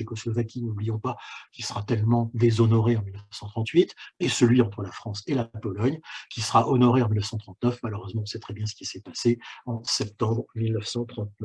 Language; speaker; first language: French; native; French